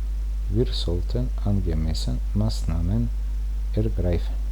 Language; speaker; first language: German; non-native, fluent; Croatian